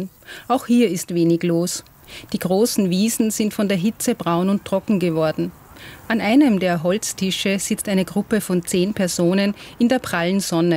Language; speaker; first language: German; native; German